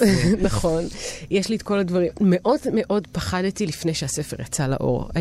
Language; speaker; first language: Hebrew; early bilingual, other home language; Italian